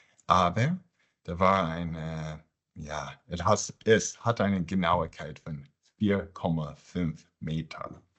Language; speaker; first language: German; non-native, fluent; English